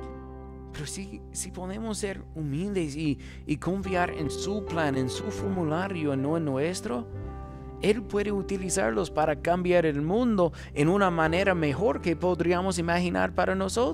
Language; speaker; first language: Spanish; non-native, fluent; English